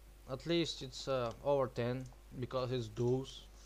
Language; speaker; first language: English; non-native, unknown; Bulgarian